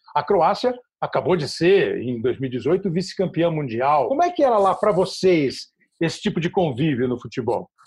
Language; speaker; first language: Portuguese; native; Portuguese